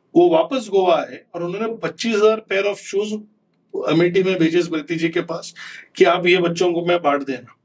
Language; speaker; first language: Hindi; non-native, local second language; Konkani